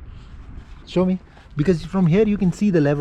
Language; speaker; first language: English; non-native, fluent; Hindi